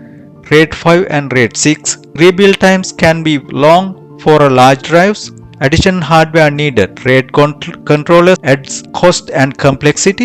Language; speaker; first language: English; non-native, fluent; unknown